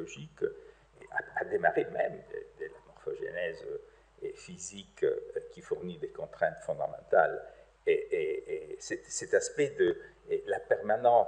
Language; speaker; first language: French; native; French